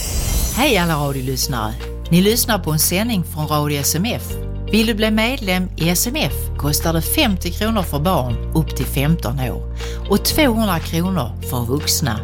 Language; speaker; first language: Swedish; native; Swedish